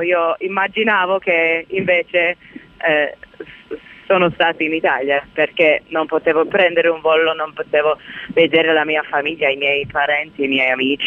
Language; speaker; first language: Italian; early bilingual, heritage; Italian